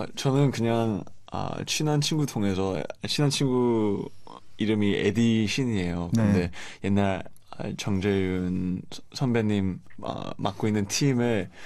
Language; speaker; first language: Korean; non-native, fluent; English